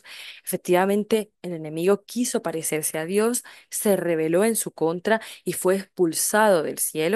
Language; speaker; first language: Spanish; native; Spanish